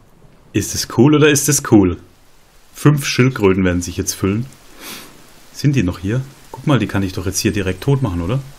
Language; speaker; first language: German; native; German